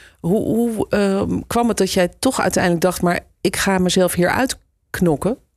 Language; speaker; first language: Dutch; native; Dutch